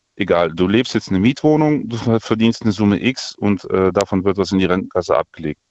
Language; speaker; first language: German; non-native, fluent; Russian